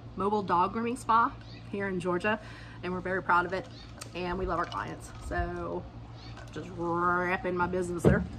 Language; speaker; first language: English; native; English